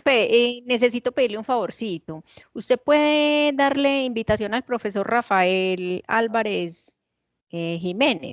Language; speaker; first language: Spanish; native; Spanish